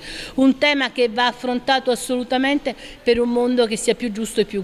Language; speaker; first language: Italian; native; Italian